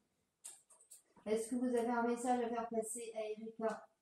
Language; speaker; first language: French; native; French